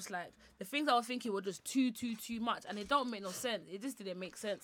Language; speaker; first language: English; non-native, local second language; Yoruba